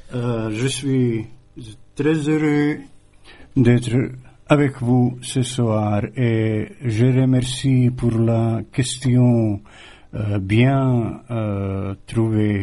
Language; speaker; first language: French; non-native, fluent; Croatian